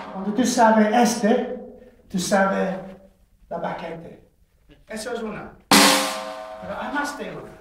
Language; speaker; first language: Spanish; non-native, learner; English